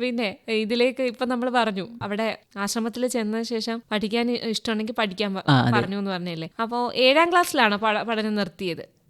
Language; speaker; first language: Malayalam; native; Malayalam